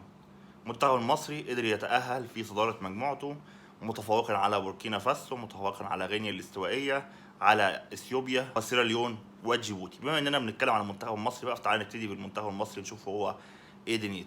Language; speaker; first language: Arabic; native; Arabic